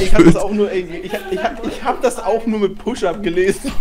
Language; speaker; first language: German; native; German